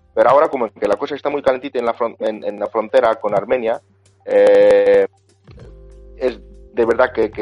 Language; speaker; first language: Spanish; non-native, fluent; Azerbaijani